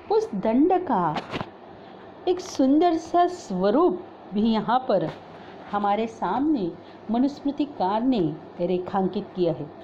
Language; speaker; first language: Hindi; non-native, local second language; Marathi